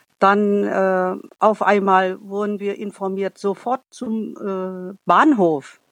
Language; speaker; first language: German; non-native, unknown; Vietnamese